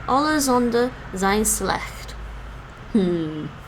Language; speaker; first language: Dutch; non-native, learner; English